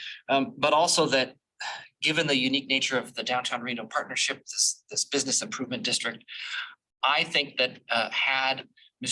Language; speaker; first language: English; native; English